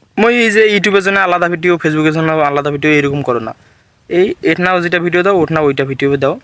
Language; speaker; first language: Bangla; native; Bangla